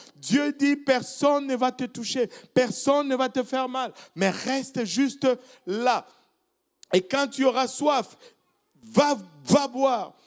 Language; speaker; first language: French; non-native, local second language; Swahili